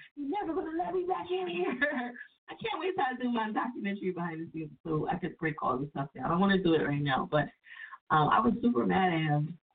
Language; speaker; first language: English; native; English